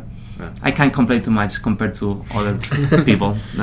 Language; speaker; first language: English; non-native, fluent; Spanish